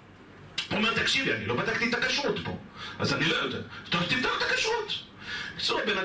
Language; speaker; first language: Hebrew; native; Hebrew